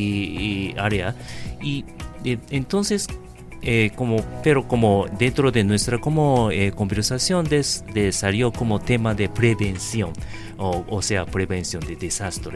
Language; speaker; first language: Spanish; non-native, learner; Japanese